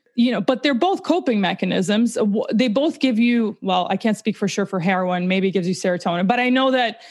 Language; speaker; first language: English; early bilingual, other home language; Russian